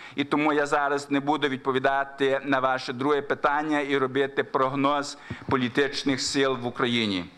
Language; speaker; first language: Ukrainian; early bilingual, heritage; Ukrainian